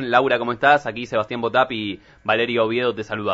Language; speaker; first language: Spanish; native; Spanish